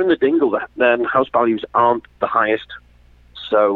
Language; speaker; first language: English; native; English